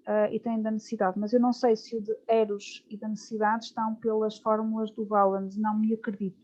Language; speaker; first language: Portuguese; native; Portuguese